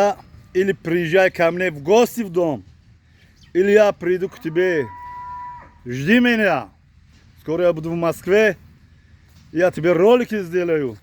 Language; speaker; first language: Russian; non-native, learner; Tajik